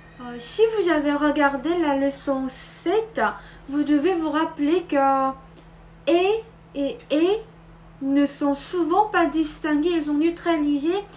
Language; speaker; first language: French; non-native, fluent; Korean